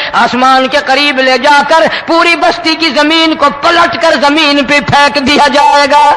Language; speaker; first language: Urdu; non-native, local second language; Saraiki